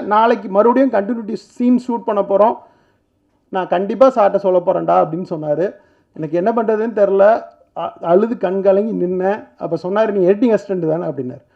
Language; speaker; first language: Tamil; native; Tamil